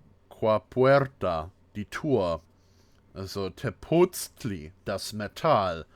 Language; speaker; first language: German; non-native, fluent; English